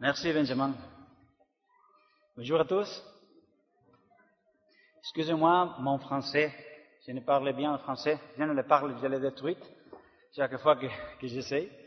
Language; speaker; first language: French; non-native, learner; Spanish